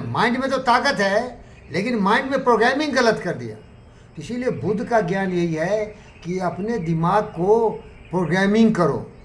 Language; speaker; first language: Hindi; native; Hindi